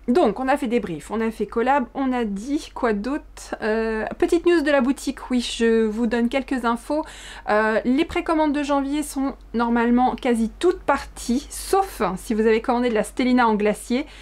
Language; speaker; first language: French; native; French